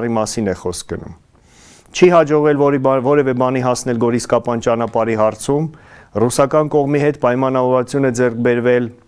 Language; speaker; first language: Armenian; native; Armenian